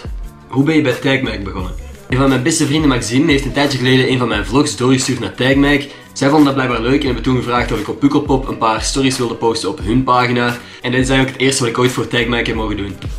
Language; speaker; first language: Dutch; native; Dutch